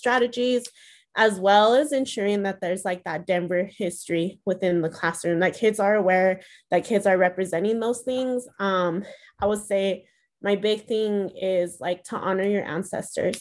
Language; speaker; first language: English; early bilingual, other home language; Spanish